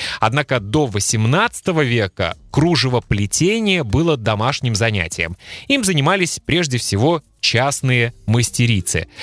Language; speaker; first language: Russian; native; Russian